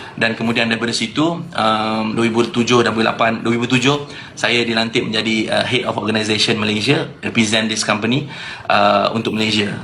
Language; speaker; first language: Malay; native; Malay